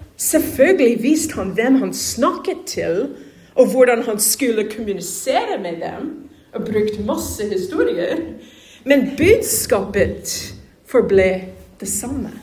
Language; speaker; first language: Norwegian; non-native, fluent; English